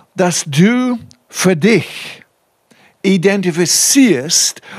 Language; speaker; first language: German; non-native, fluent; English